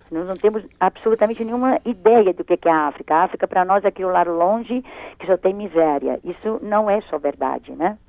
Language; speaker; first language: Portuguese; early bilingual, other home language; Spanish